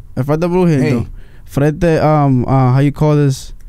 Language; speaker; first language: Spanish; early bilingual, heritage; Spanish